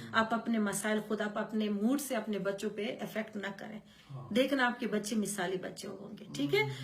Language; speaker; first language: Urdu; non-native, local second language; Punjabi